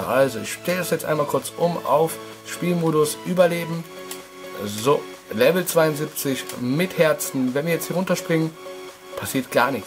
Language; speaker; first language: German; native; German